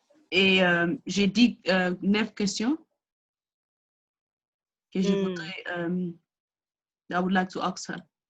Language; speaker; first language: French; non-native, learner; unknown